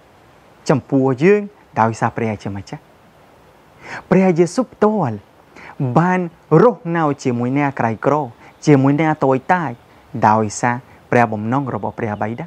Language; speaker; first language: Khmer; non-native, fluent; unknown